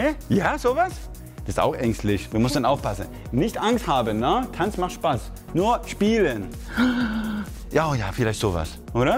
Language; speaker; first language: German; non-native, fluent; French